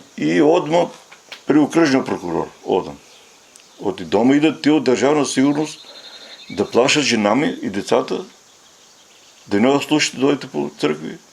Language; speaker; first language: Bulgarian; native; Bulgarian